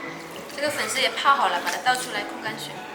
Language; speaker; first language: Chinese; native; Chinese